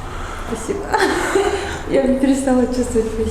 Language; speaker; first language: Russian; native; Russian